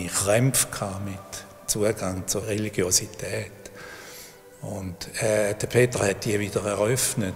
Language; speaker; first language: German; native; German